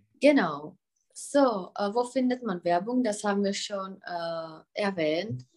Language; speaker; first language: German; non-native, fluent; Czech